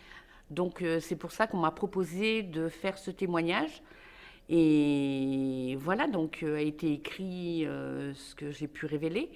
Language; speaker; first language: French; native; French